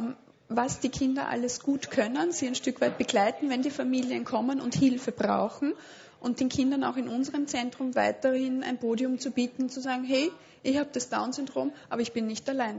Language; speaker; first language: German; native; German